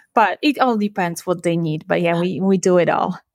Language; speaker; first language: English; non-native, fluent; Polish